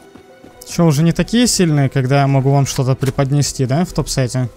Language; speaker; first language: Russian; native; Russian